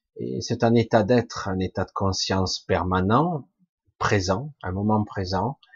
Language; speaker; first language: French; native; French